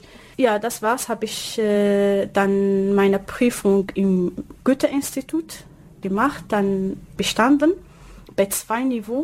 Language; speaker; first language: German; non-native, learner; Arabic